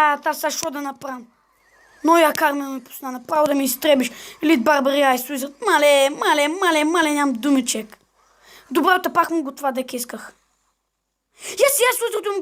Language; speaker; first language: Bulgarian; native; Bulgarian